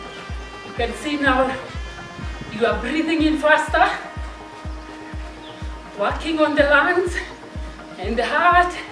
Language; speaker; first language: English; non-native, local second language; Swahili